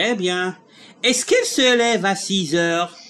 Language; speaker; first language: French; non-native, local second language; Arabic